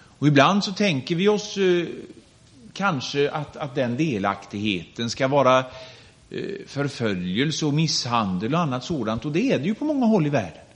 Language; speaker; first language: Swedish; native; Swedish